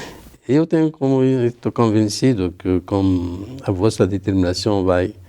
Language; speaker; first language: Portuguese; non-native, learner; Arabic